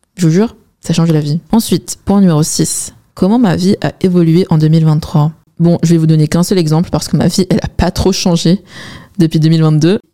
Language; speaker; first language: French; early bilingual, other home language; Chinese